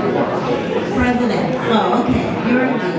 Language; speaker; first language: English; native; English